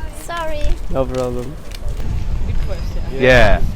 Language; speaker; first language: English; non-native, learner; Turkish